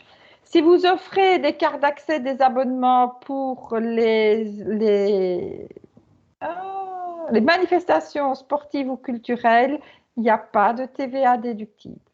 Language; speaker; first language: French; native; French